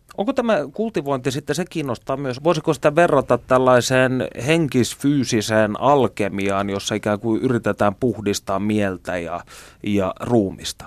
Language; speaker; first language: Finnish; native; Finnish